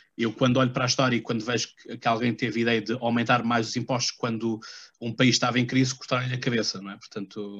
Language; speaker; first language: Portuguese; native; Portuguese